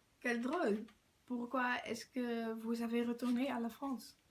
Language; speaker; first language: French; non-native, learner; Dutch